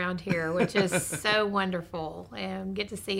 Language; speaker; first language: English; native; English